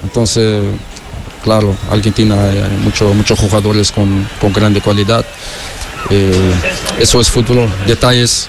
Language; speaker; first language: Spanish; non-native, learner; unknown